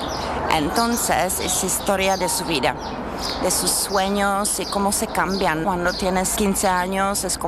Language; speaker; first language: Spanish; non-native, learner; Czech